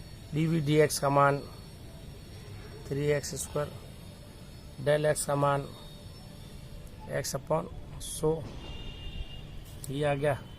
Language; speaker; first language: Hindi; native; Hindi